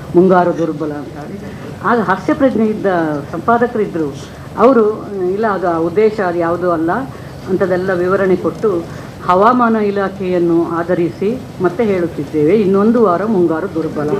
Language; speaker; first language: Kannada; native; Kannada